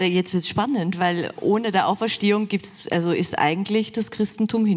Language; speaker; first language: German; native; German